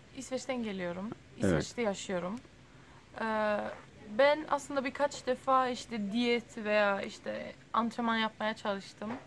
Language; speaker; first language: Turkish; early bilingual, heritage; Turkish